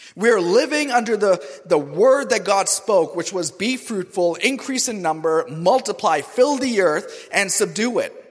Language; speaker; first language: English; non-native, local second language; Urdu